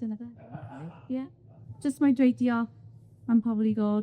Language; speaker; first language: Welsh; non-native, learner; English